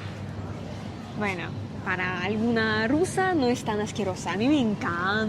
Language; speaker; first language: Spanish; non-native, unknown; Russian